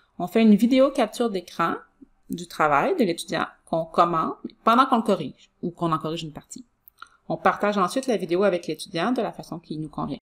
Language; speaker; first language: French; native; French